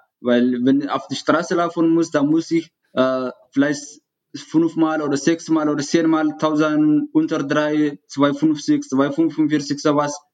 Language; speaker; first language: German; non-native, learner; Tigrinya